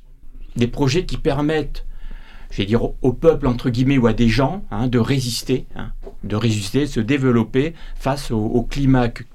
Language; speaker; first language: French; native; French